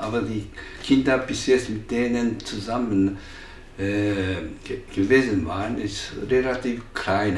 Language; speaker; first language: German; non-native, fluent; Japanese